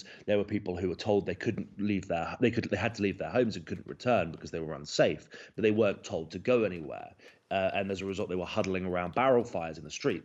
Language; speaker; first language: English; native; English